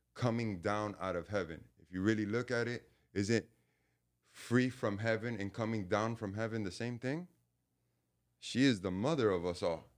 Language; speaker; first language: English; native; English